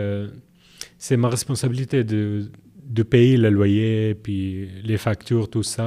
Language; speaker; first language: French; non-native, learner; Arabic